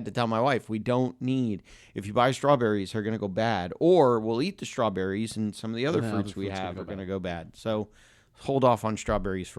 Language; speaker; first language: English; native; English